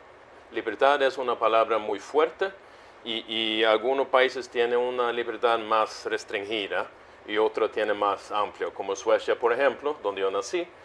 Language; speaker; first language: Spanish; non-native, fluent; Swedish